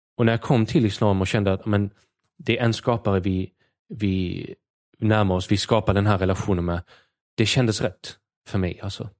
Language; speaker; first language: Swedish; native; Swedish